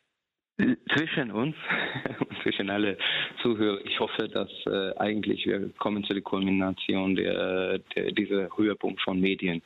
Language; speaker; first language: German; non-native, fluent; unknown